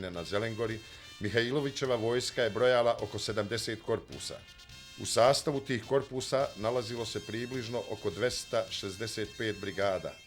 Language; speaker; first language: Bosnian; native; Bosnian